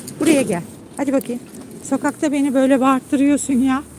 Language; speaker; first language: Turkish; native; Turkish